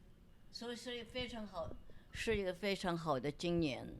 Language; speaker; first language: Chinese; non-native, local second language; Wu Chinese